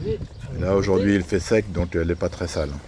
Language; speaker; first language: French; native; French